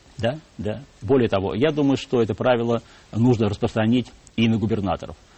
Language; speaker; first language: Russian; native; Russian